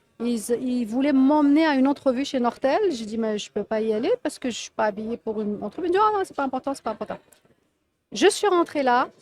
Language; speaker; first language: French; non-native, local second language; Arabic